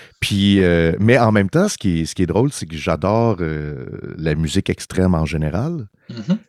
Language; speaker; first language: French; early bilingual, heritage; French